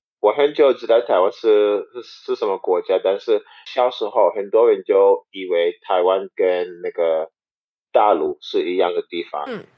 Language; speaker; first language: Chinese; non-native, learner; English